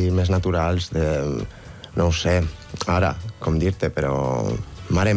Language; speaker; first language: Catalan; non-native, local second language; Spanish